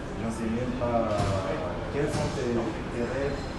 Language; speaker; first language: French; non-native, learner; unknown